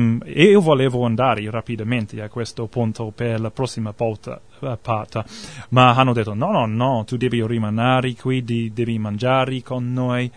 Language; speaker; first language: Italian; non-native, learner; English